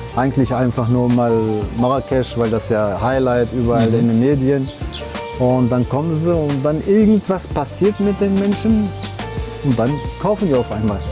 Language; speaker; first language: German; early bilingual, other home language; Arabic